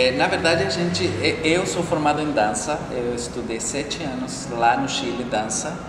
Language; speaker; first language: Portuguese; non-native, fluent; Spanish